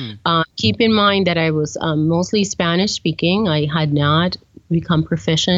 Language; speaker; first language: English; early bilingual, other home language; Spanish